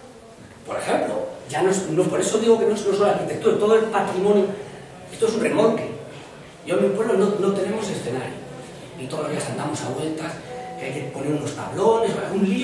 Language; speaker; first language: Spanish; native; Spanish